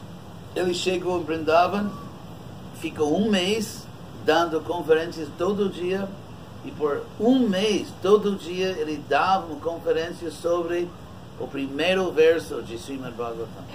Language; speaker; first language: Portuguese; non-native, fluent; English